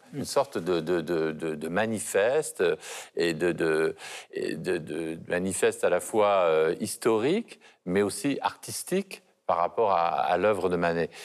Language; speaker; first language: French; native; French